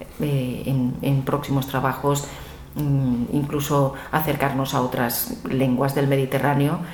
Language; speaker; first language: Spanish; non-native, local second language; Catalan